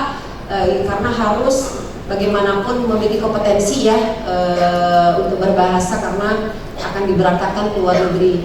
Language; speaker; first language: Indonesian; native; Indonesian